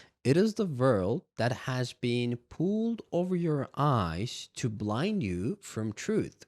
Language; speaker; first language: English; non-native, fluent; Turkish